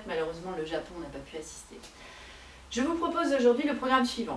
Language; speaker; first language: French; native; French